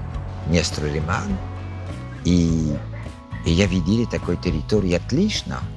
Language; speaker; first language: Russian; non-native, learner; French